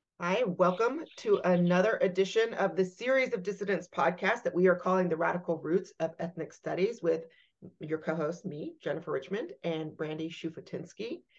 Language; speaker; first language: English; native; English